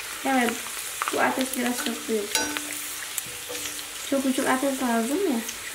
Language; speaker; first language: Turkish; non-native, learner; Indonesian